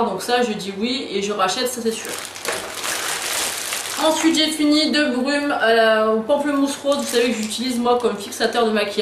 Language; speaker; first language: French; native; French